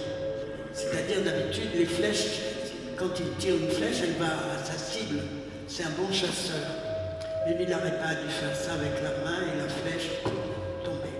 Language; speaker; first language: French; native; French